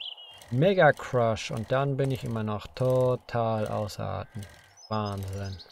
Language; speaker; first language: German; native; German